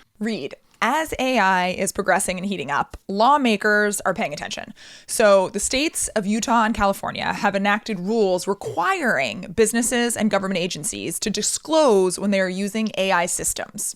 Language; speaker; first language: English; native; English